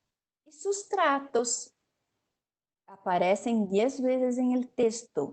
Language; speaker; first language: Spanish; non-native, fluent; Portuguese